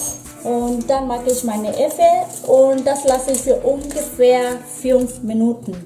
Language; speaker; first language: German; non-native, fluent; Swahili